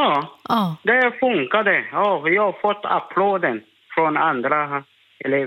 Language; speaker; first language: Swedish; non-native, learner; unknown